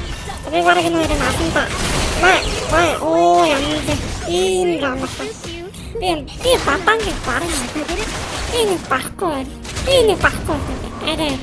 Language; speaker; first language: Mongolian; native; Mongolian